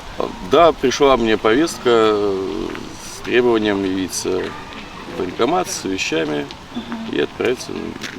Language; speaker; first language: Russian; native; Russian